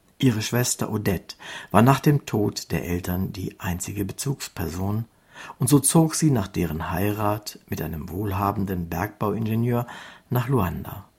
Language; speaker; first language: German; native; German